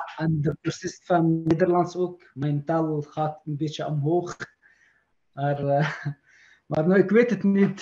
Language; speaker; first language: Dutch; non-native, learner; Arabic